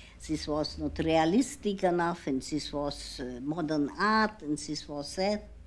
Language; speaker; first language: English; non-native, fluent; German